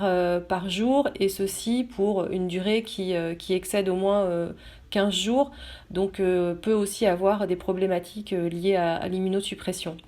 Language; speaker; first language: French; native; French